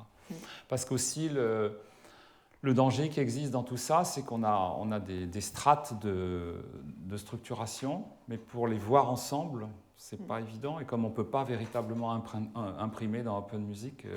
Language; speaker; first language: French; native; French